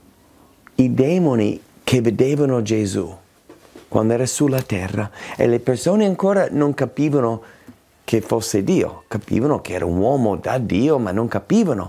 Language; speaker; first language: Italian; non-native, fluent; English